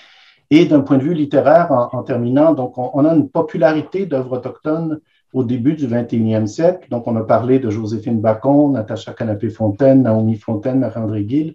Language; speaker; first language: French; native; French